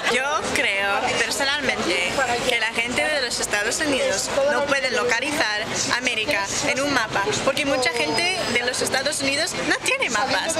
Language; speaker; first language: Spanish; non-native, fluent; English